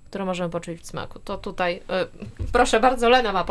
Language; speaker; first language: Polish; native; Polish